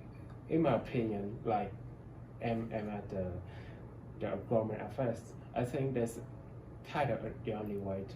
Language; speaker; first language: English; non-native, learner; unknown